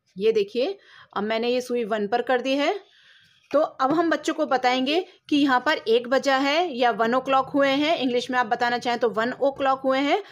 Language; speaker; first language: Hindi; native; Hindi